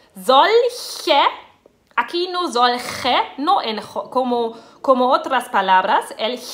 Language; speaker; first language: Spanish; non-native, fluent; German